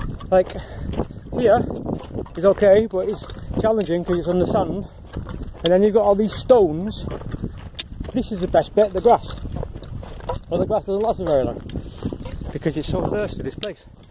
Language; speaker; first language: English; native; English